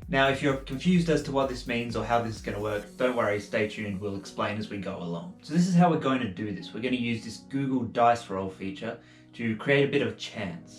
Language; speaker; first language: English; native; English